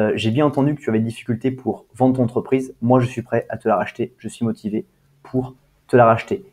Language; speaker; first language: French; native; French